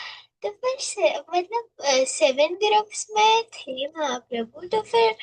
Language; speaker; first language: Hindi; native; Hindi